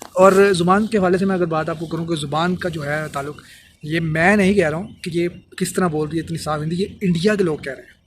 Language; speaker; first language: Urdu; native; Urdu